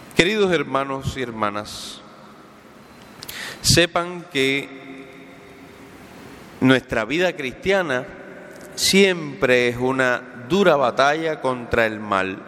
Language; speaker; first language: Spanish; native; Spanish